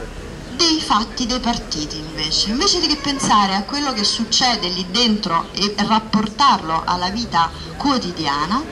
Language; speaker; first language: Italian; native; Italian